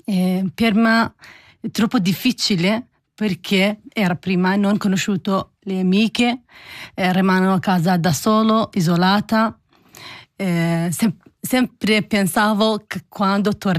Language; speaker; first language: Italian; non-native, learner; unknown